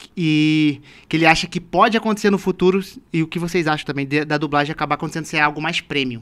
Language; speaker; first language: Portuguese; native; Portuguese